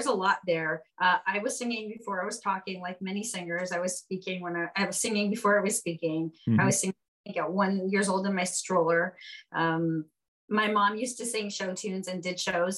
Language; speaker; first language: English; native; English